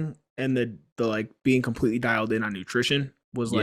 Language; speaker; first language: English; native; English